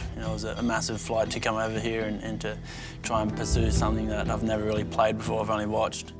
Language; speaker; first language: English; native; English